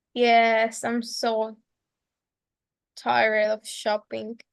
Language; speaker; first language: English; non-native, learner; Spanish